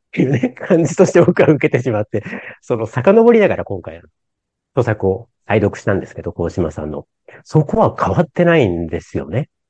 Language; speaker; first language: Japanese; native; Japanese